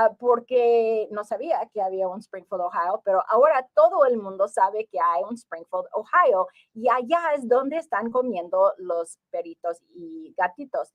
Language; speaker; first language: Spanish; early bilingual, heritage; English